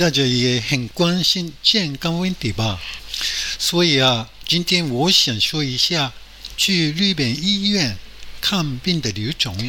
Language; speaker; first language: Chinese; non-native, fluent; Japanese